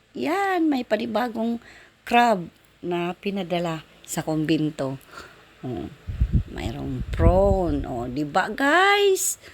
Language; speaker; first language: Filipino; non-native, local second language; Waray